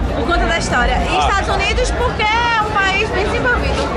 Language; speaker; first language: Portuguese; native; Portuguese